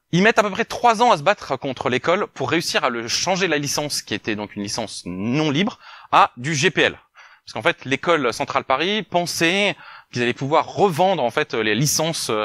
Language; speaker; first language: French; native; French